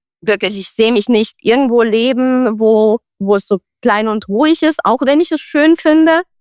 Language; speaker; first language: German; non-native, fluent; Romanian